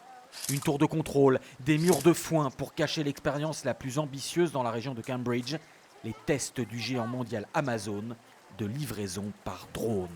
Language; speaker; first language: French; native; French